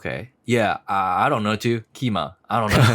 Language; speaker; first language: English; non-native, learner; Japanese